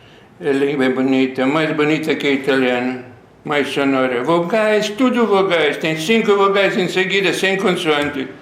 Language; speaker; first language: Portuguese; non-native, fluent; Lithuanian